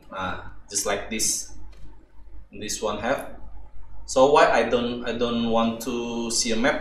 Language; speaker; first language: English; non-native, learner; Indonesian